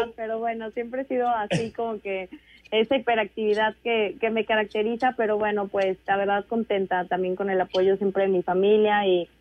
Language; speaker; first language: Spanish; native; Spanish